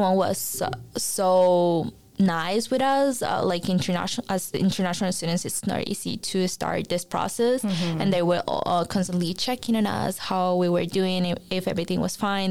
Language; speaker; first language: English; non-native, fluent; Spanish